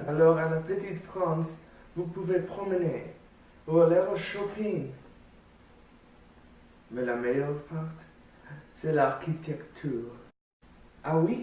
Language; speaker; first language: French; non-native, learner; English